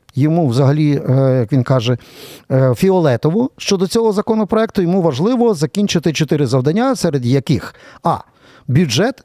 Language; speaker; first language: Ukrainian; native; Ukrainian